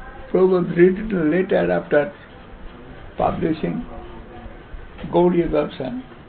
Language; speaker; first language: English; non-native, local second language; Bangla